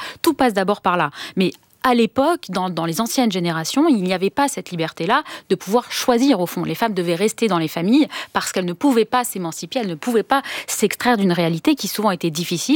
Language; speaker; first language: French; native; French